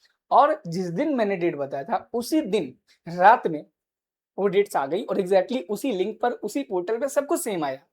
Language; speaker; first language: Hindi; native; Hindi